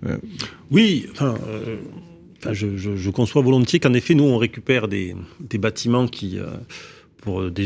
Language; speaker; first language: French; native; French